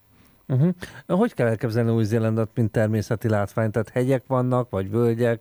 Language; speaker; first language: Hungarian; native; Hungarian